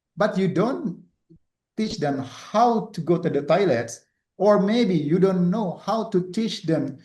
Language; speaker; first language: English; non-native, learner; Indonesian